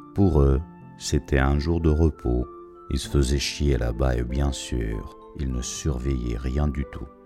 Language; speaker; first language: French; non-native, fluent; Russian